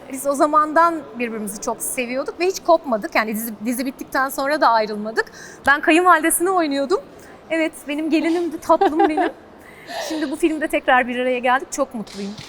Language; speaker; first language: Turkish; native; Turkish